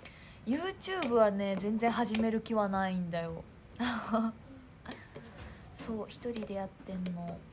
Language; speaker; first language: Japanese; native; Japanese